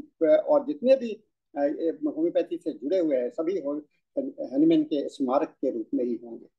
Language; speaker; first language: Hindi; native; Hindi